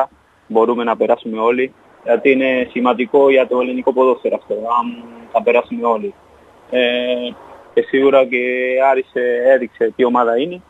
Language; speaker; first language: Greek; non-native, fluent; Spanish